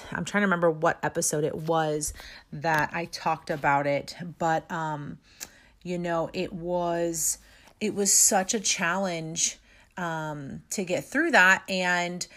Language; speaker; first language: English; native; English